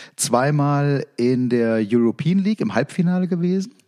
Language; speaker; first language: German; native; German